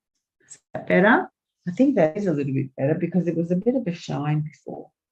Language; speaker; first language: English; native; English